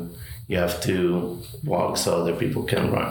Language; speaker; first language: English; non-native, fluent; Persian